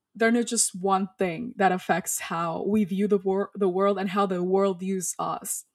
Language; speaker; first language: English; non-native, fluent; Spanish